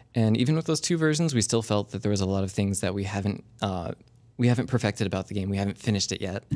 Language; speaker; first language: English; native; English